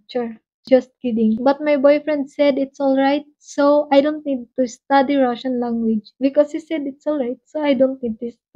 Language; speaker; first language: English; non-native, local second language; Waray